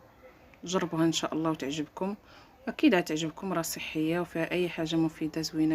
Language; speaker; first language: Arabic; native; Arabic